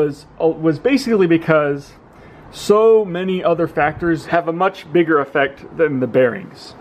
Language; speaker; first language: English; native; English